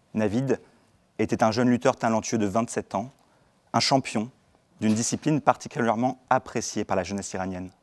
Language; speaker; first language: French; native; French